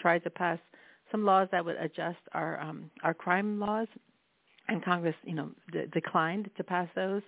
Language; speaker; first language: English; native; English